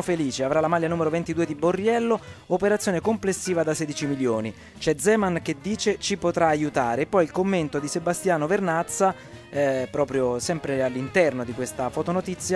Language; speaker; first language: Italian; native; Italian